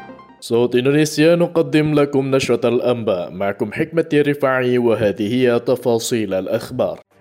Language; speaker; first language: Arabic; non-native, fluent; Indonesian